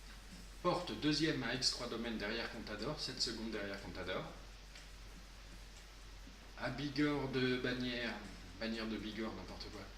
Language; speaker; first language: French; native; French